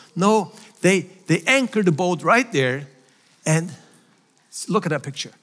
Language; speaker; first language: English; non-native, fluent; Faroese